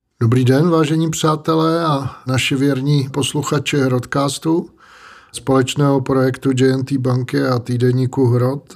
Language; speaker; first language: Czech; native; Czech